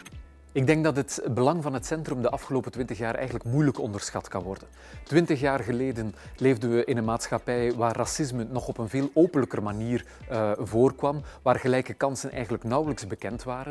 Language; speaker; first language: Dutch; native; Dutch